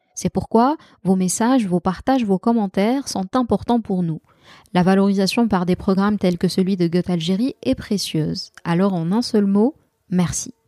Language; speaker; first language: French; non-native, local second language; Arabic